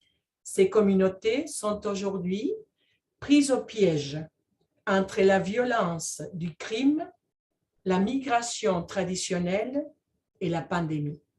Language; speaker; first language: French; non-native, fluent; Spanish